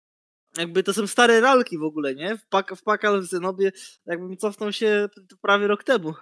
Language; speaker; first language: Polish; native; Polish